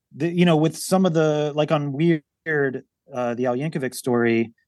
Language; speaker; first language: English; native; English